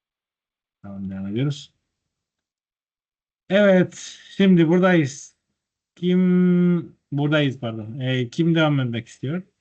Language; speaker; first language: Turkish; non-native, fluent; Spanish